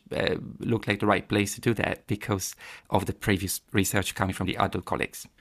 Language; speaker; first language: English; non-native, fluent; Italian